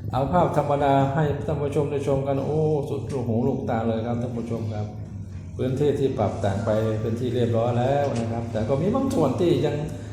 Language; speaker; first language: Thai; native; Thai